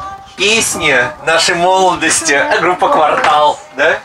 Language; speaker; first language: Russian; native; Russian